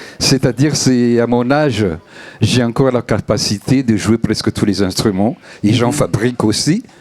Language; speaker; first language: French; non-native, local second language; Malagasy